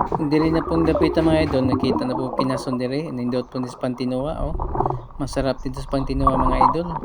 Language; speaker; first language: Filipino; non-native, local second language; Cebuano